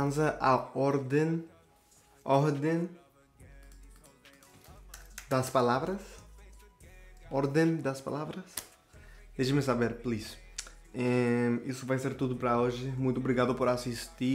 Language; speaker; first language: Portuguese; non-native, learner; Spanish